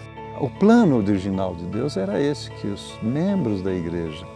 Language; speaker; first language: Portuguese; native; Portuguese